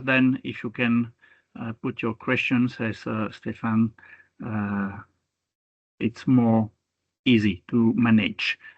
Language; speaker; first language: English; non-native, fluent; French